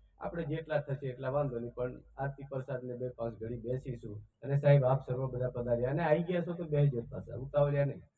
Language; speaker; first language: Gujarati; non-native, local second language; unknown